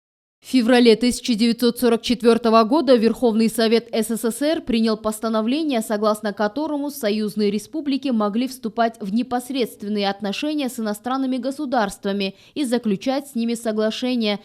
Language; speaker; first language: Russian; native; Russian